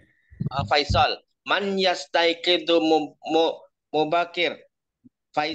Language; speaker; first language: Arabic; non-native, learner; Indonesian